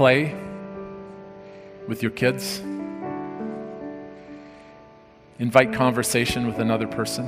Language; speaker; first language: English; native; English